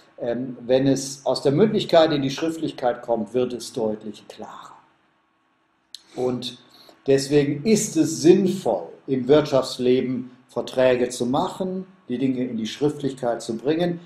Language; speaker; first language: German; native; German